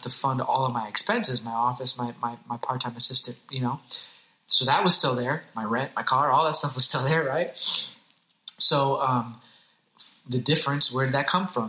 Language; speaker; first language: English; native; English